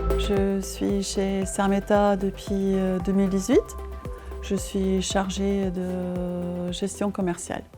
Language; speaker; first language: French; non-native, fluent; German